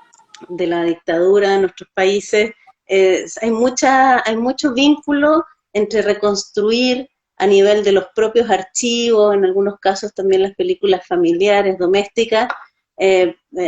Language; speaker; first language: Spanish; native; Spanish